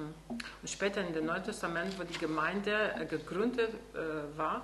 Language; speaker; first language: German; non-native, fluent; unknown